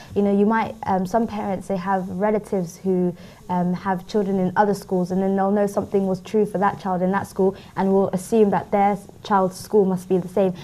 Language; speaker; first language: English; native; English